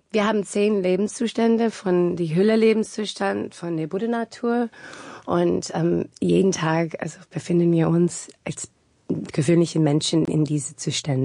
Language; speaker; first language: German; non-native, fluent; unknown